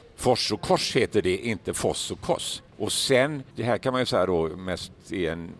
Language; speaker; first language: Swedish; native; Swedish